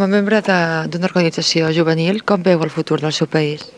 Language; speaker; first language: Spanish; native; Spanish